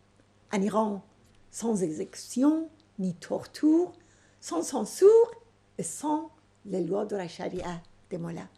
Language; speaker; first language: French; non-native, fluent; Persian